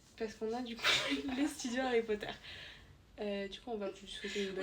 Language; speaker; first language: French; native; French